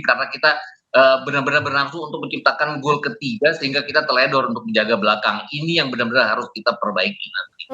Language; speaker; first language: Indonesian; native; Indonesian